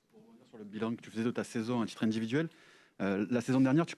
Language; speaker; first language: French; native; French